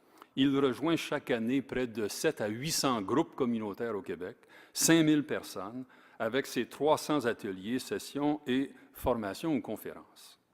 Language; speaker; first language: French; native; French